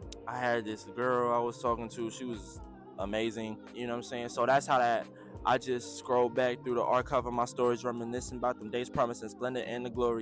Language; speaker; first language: English; native; English